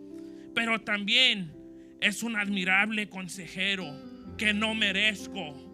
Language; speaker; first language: Spanish; early bilingual, heritage; Spanish